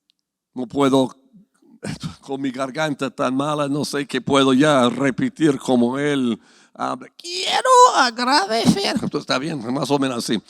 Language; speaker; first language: Spanish; non-native, fluent; English